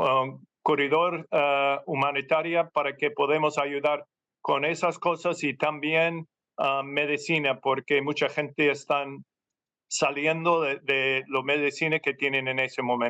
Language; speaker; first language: Spanish; non-native, fluent; English